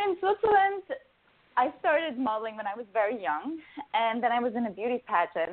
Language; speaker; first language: English; non-native, fluent; Swiss German